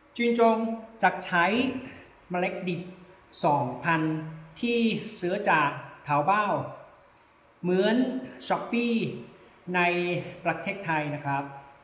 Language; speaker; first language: Thai; non-native, learner; Chinese